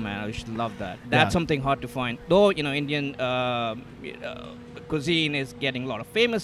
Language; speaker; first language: English; non-native, local second language; Hindi